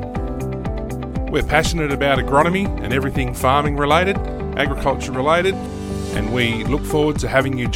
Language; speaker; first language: English; native; English